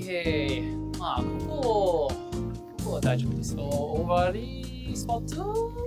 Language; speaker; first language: Japanese; non-native, learner; English